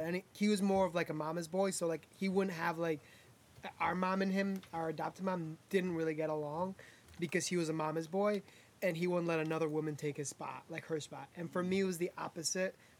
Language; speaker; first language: English; early bilingual, other home language; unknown